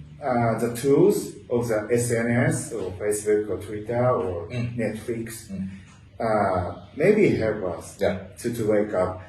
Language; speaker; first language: English; non-native, learner; Japanese